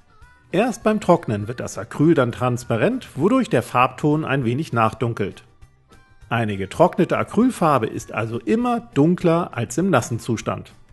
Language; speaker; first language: German; native; German